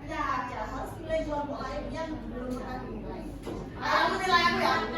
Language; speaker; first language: Indonesian; native; Indonesian